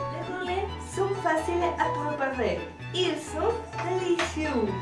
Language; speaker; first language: French; non-native, learner; Spanish